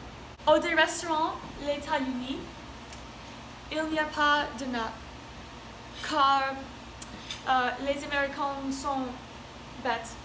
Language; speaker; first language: French; non-native, learner; English